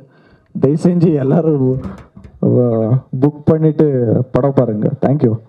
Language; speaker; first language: Tamil; non-native, learner; Kannada